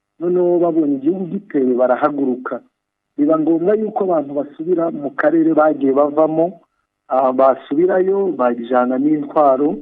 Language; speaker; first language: Kinyarwanda; native; Kinyarwanda